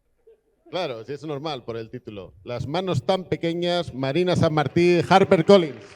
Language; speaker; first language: Spanish; native; Spanish